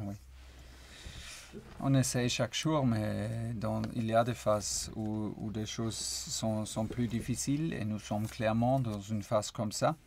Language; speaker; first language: French; non-native, fluent; German